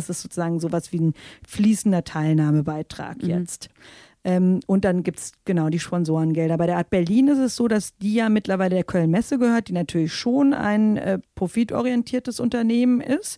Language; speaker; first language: German; native; German